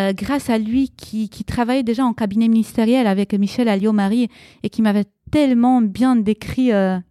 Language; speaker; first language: French; early bilingual, other home language; Romanian